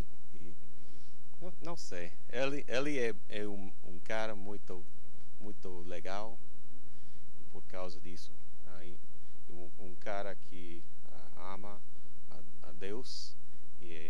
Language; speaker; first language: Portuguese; non-native, learner; English